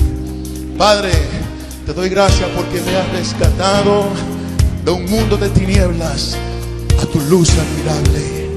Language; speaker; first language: Spanish; native; Spanish